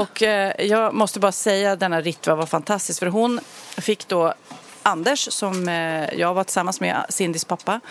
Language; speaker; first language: Swedish; native; Swedish